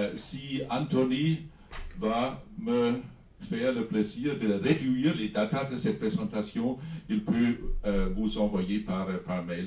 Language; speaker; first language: French; non-native, fluent; German